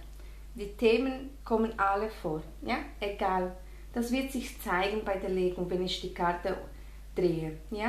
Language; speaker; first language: German; non-native, fluent; Spanish